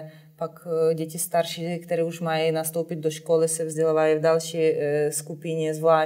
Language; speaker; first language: Czech; non-native, fluent; Ukrainian